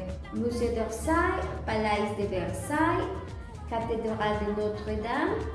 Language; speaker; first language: French; non-native, learner; Spanish